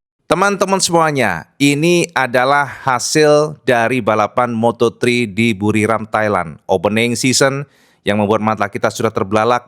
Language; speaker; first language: Indonesian; native; Indonesian